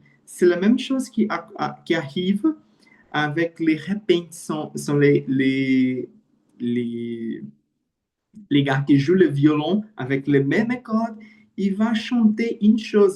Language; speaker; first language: French; non-native, learner; Portuguese